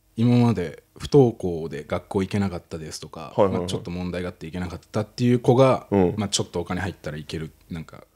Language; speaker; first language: Japanese; native; Japanese